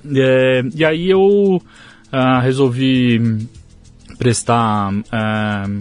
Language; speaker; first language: Portuguese; native; Portuguese